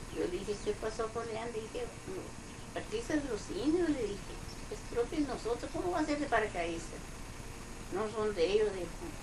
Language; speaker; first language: Spanish; non-native, local second language; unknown